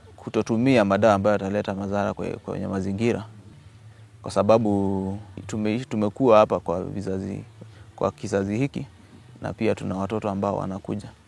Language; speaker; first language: Swahili; non-native, local second language; Kamba